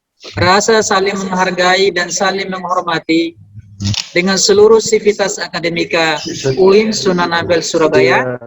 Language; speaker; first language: Malay; native; Malay